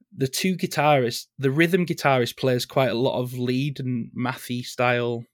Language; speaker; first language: English; native; English